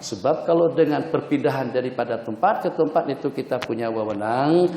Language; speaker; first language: Malay; non-native, fluent; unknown